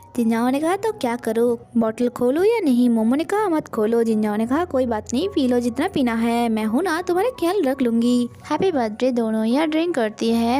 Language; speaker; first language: Hindi; non-native, local second language; Bangla